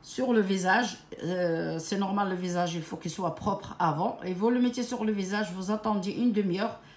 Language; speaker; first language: French; non-native, local second language; Arabic